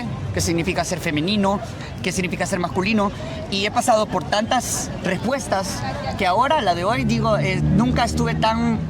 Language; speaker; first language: Spanish; native; Spanish